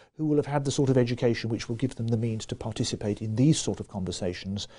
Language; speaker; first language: English; native; English